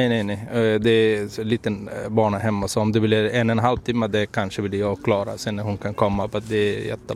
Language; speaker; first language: Swedish; non-native, learner; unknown